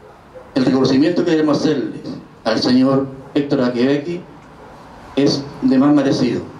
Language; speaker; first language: Spanish; native; Spanish